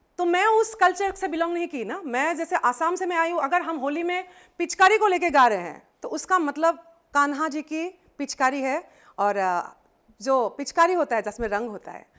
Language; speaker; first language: Hindi; non-native, local second language; Assamese